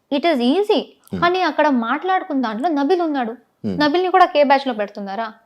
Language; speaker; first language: Telugu; non-native, local second language; Tamil